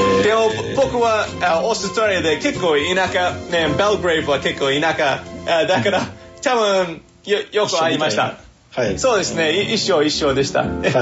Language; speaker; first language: Japanese; non-native, fluent; English